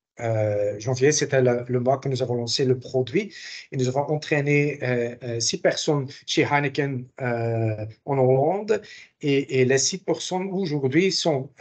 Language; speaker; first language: French; non-native, local second language; Dutch